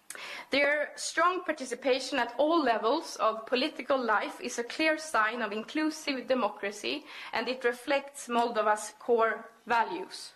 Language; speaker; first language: English; non-native, fluent; Swedish